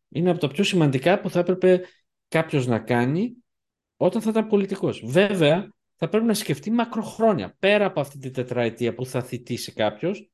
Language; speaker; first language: Greek; early bilingual, heritage; Greek